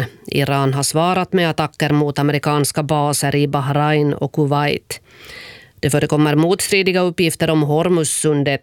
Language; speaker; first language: Swedish; native; Swedish